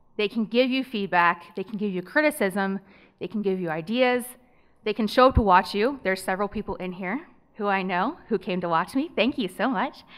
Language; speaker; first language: English; native; English